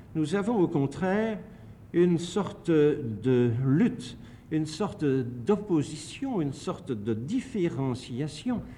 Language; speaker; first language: French; native; French